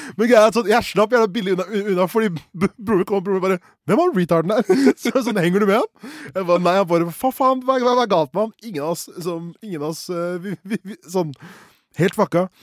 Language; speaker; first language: Norwegian; native; Norwegian